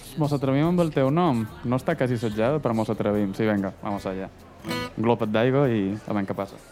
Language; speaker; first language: Catalan; native; Catalan